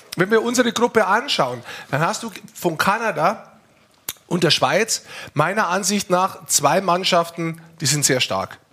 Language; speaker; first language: German; native; German